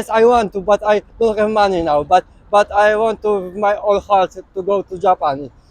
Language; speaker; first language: English; non-native, learner; Polish